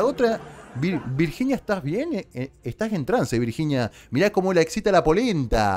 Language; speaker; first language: Spanish; native; Spanish